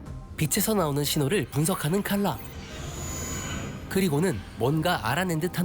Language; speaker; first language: Korean; native; Korean